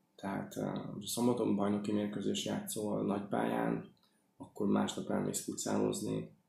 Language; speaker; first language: Hungarian; native; Hungarian